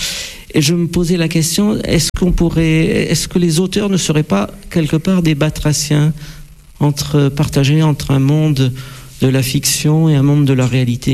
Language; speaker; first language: French; native; French